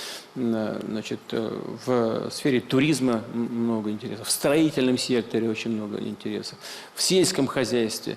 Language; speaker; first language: Russian; native; Russian